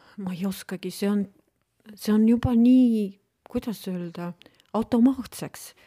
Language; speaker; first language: Estonian; non-native, local second language; Russian